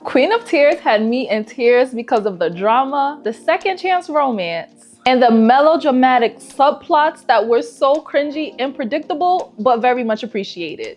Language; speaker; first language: English; native; English